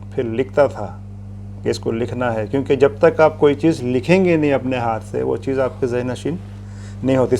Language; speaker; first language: Urdu; native; Urdu